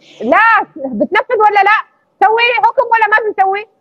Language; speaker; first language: Arabic; native; Arabic